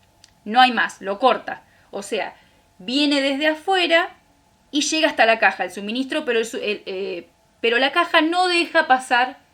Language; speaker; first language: Spanish; native; Spanish